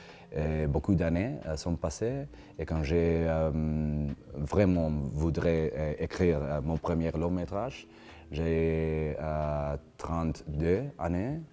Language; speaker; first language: French; non-native, learner; Spanish